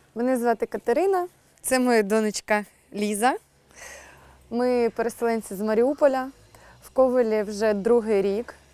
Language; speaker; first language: Ukrainian; non-native, local second language; Russian